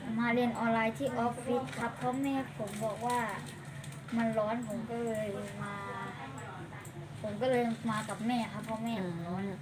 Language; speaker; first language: Thai; native; Thai